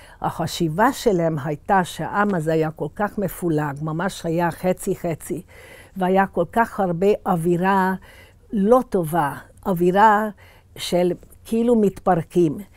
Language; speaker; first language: Hebrew; early bilingual, other home language; Hungarian